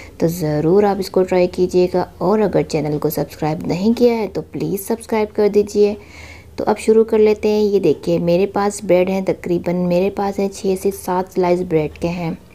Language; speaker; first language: Urdu; native; Urdu